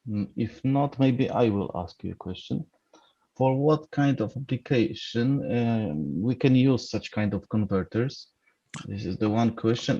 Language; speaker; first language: English; non-native, fluent; Polish